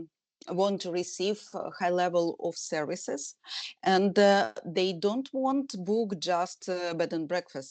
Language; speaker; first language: English; non-native, learner; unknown